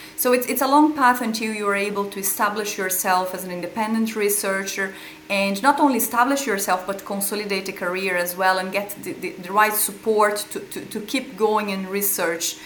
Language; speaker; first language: English; non-native, fluent; Portuguese